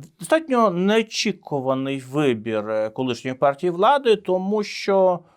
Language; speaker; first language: Ukrainian; native; Ukrainian